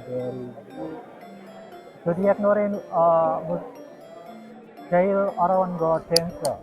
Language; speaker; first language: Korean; non-native, learner; Indonesian